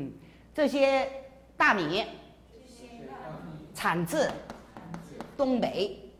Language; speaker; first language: Chinese; non-native, fluent; Korean